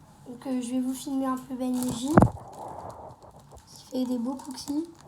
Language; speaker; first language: French; native; French